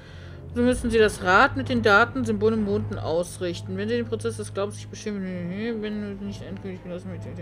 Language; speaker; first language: German; native; German